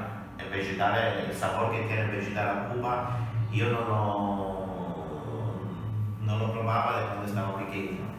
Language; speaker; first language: Spanish; non-native, learner; Italian